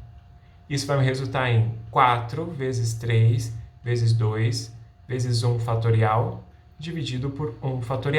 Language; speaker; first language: Portuguese; native; Portuguese